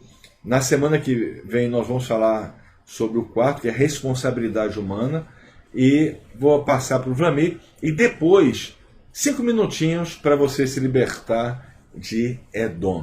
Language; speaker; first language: Portuguese; native; Portuguese